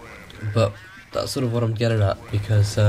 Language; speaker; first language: English; native; English